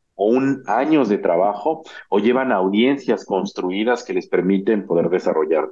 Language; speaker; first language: Spanish; native; Spanish